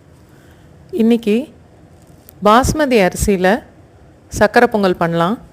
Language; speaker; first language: Tamil; native; Tamil